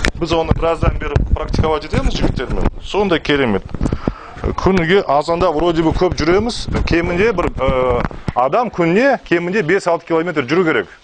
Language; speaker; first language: Kazakh; non-native, local second language; Russian